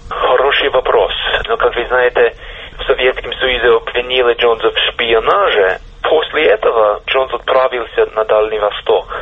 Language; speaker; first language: Russian; non-native, fluent; English